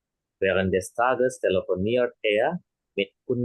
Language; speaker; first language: German; non-native, fluent; Indonesian